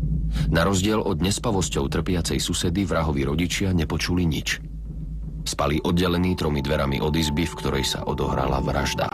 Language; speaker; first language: Slovak; native; Slovak